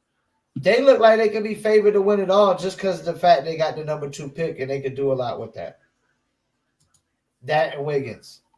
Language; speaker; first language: English; native; English